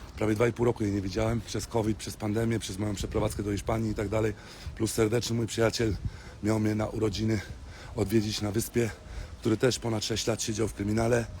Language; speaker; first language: Polish; early bilingual, heritage; Polish